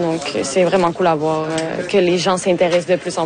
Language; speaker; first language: French; early bilingual, other home language; Spanish